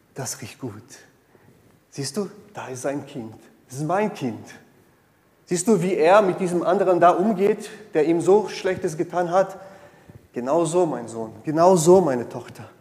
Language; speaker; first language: German; non-native, fluent; Portuguese